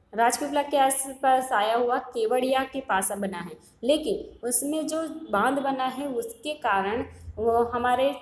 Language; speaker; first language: Hindi; non-native, local second language; Gujarati